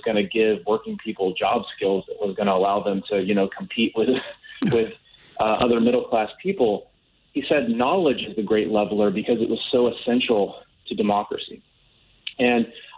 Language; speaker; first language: English; native; English